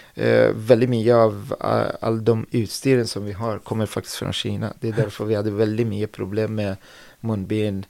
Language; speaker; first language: Swedish; non-native, fluent; Persian